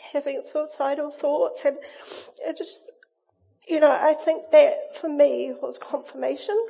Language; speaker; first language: English; native; English